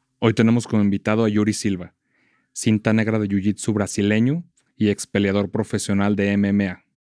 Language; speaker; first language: Spanish; native; Spanish